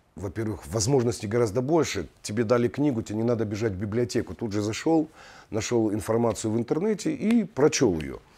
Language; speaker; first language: Russian; non-native, local second language; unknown